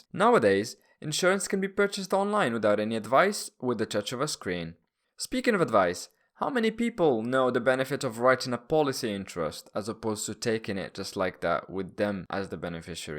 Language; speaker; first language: English; non-native, fluent; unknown